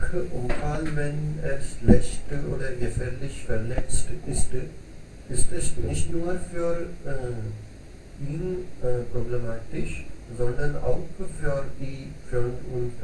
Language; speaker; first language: German; non-native, learner; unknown